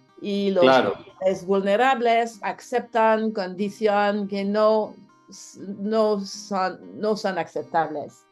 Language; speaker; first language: Spanish; non-native, learner; French